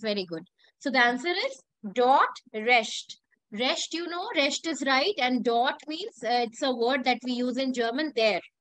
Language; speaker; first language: English; non-native, local second language; Hindi